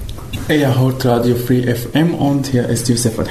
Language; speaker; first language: German; non-native, fluent; Arabic